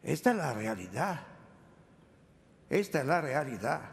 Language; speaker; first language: Spanish; non-native, learner; Italian